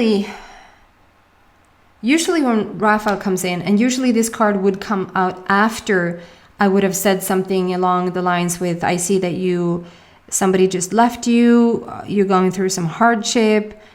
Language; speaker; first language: English; non-native, fluent; Swedish